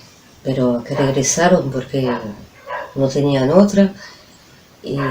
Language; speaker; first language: Spanish; non-native, fluent; French